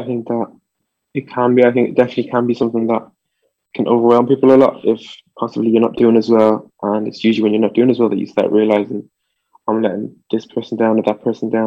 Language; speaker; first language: English; early bilingual, other home language; French